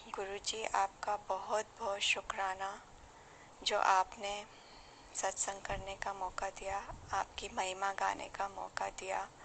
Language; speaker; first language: Hindi; native; Hindi